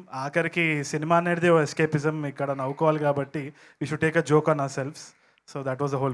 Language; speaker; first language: Telugu; native; Telugu